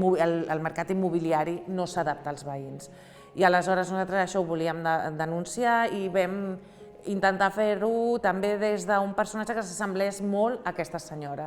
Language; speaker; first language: Catalan; native; Catalan